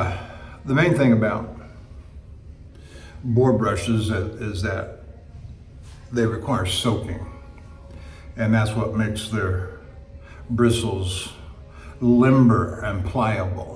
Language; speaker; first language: English; native; English